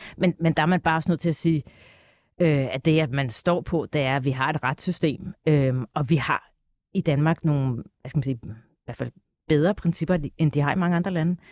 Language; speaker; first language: Danish; native; Danish